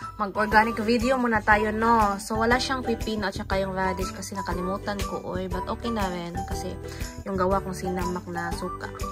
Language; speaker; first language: Filipino; non-native, local second language; Waray